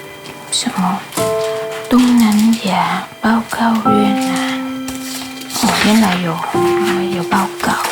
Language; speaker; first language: Chinese; non-native, fluent; Vietnamese